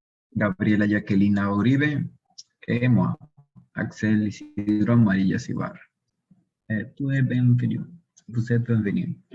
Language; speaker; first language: French; non-native, learner; Spanish